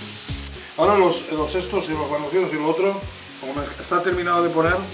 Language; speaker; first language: Spanish; native; Spanish